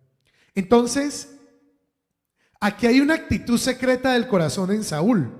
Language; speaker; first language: Spanish; native; Spanish